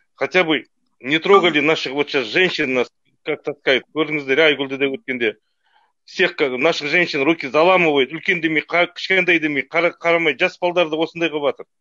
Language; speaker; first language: Russian; non-native, local second language; Kazakh